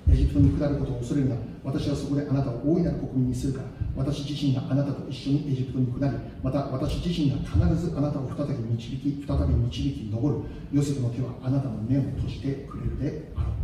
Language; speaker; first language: Japanese; non-native, fluent; Korean